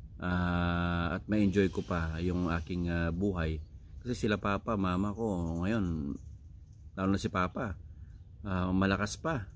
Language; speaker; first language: Filipino; non-native, local second language; Iloko